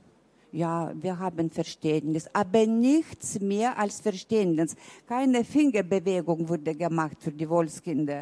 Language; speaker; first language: German; early bilingual, heritage; German